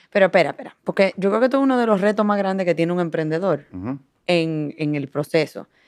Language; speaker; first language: Spanish; native; Spanish